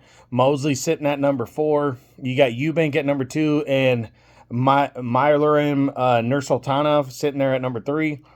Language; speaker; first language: English; native; English